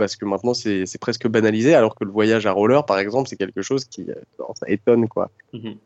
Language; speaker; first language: French; native; French